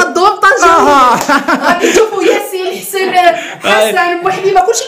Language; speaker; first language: Arabic; native; Arabic